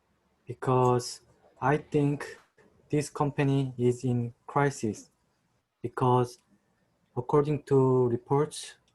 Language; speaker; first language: English; non-native, learner; Korean